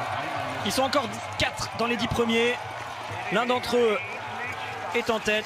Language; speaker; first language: French; native; French